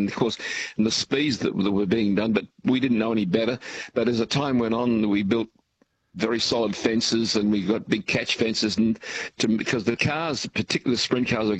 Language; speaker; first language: English; native; English